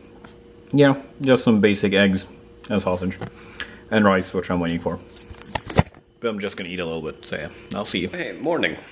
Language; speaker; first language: English; non-native, fluent; Swedish